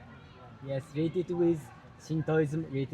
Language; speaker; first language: English; non-native, learner; Japanese